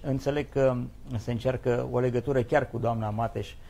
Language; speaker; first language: Romanian; native; Romanian